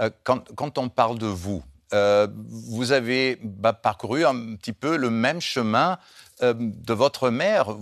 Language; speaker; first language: French; non-native, fluent; German